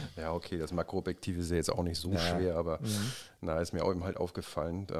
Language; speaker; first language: German; native; German